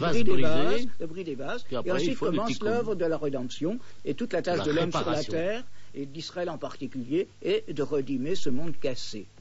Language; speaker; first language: French; native; French